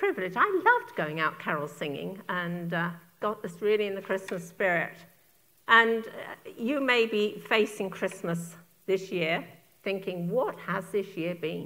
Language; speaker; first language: English; native; English